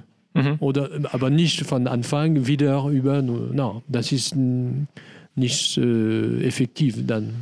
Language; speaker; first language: German; non-native, learner; French